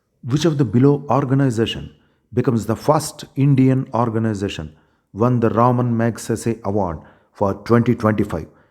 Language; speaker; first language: English; non-native, local second language; Telugu